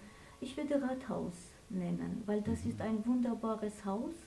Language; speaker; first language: German; non-native, fluent; Armenian